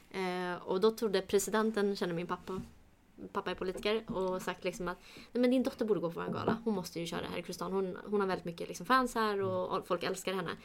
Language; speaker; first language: Swedish; early bilingual, other home language; Kurdish